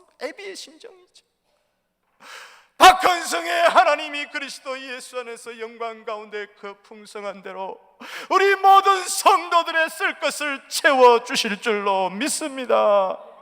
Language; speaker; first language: Korean; native; Korean